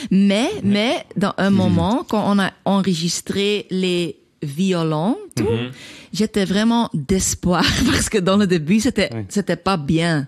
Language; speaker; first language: French; non-native, learner; Dutch